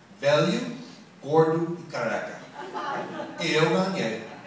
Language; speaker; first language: Portuguese; non-native, learner; English